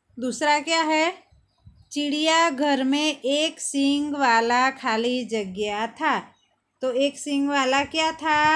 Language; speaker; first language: Hindi; non-native, local second language; Gujarati